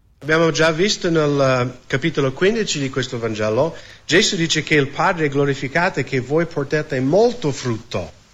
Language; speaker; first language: Italian; non-native, fluent; English